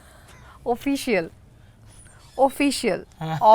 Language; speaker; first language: Telugu; non-native, learner; Bangla